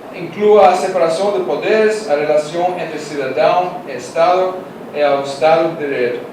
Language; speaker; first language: Portuguese; non-native, learner; Russian